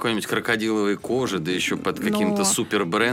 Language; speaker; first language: Russian; native; Russian